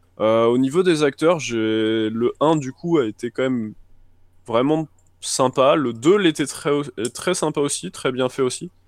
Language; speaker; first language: French; native; French